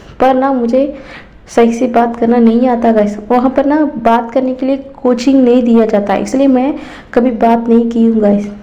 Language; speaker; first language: Hindi; non-native, local second language; Tamil